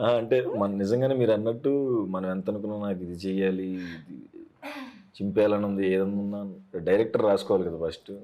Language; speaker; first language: Telugu; native; Telugu